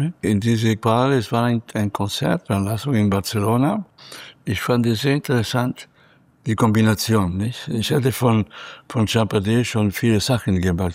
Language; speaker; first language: German; non-native, fluent; Catalan